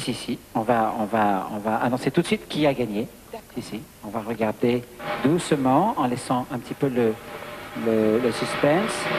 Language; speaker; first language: French; native; French